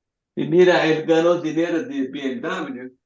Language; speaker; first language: Spanish; non-native, fluent; Portuguese